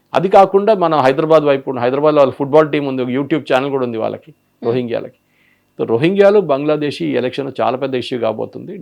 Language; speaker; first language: Telugu; non-native, local second language; Malayalam